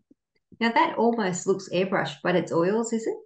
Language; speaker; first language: English; native; English